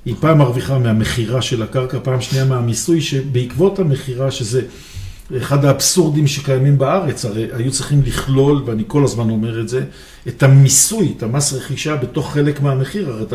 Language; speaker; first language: Hebrew; native; Hebrew